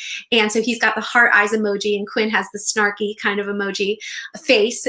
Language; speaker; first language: English; native; English